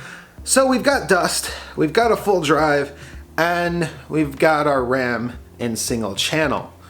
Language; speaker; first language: English; native; English